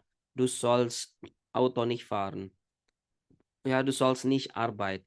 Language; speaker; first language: German; non-native, fluent; Indonesian